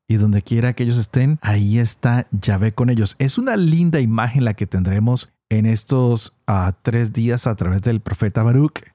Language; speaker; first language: Spanish; native; Spanish